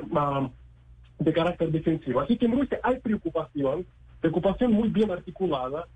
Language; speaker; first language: Spanish; non-native, fluent; Russian